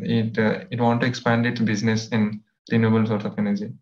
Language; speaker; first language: English; non-native, local second language; Telugu